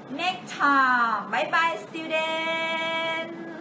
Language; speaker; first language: English; non-native, fluent; Thai